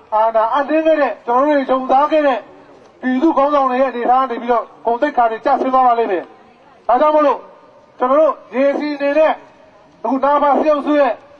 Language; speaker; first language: Burmese; native; Burmese